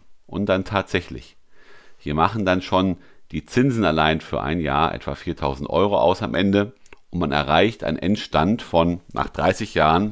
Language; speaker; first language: German; native; German